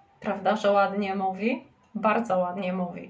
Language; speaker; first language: Polish; native; Polish